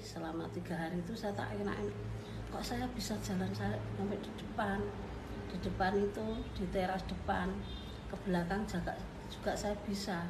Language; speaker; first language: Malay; non-native, local second language; Javanese